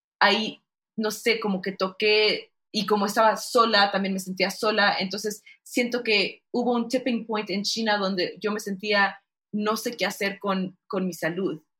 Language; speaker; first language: Spanish; early bilingual, heritage; Spanish